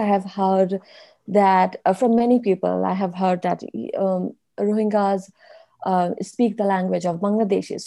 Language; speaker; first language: English; non-native, local second language; Bangla